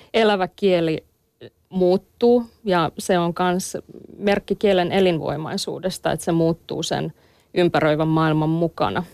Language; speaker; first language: Finnish; native; Finnish